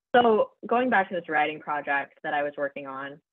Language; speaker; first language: English; native; English